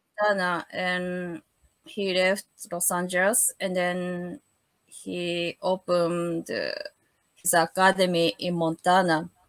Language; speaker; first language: English; non-native, learner; Japanese